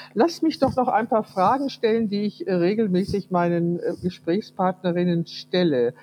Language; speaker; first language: German; early bilingual, heritage; Russian